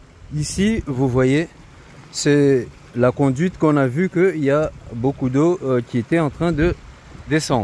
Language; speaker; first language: French; non-native, local second language; Comorian